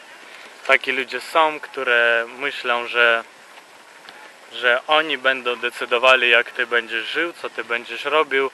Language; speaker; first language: Polish; non-native, fluent; Russian